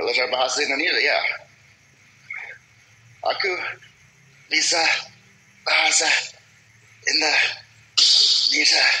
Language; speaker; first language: Indonesian; non-native, learner; English